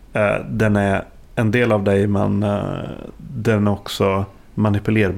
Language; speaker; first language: Swedish; native; Swedish